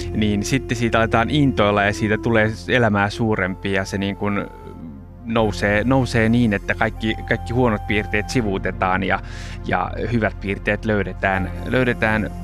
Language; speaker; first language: Finnish; early bilingual, other home language; Japanese